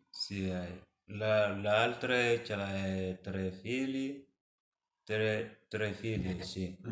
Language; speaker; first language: Italian; non-native, learner; Mandingo